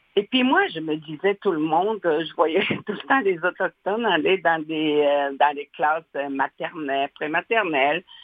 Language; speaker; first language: French; non-native, local second language; Innu-aimun